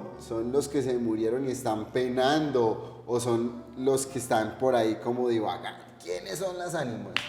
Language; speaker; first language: Spanish; native; Spanish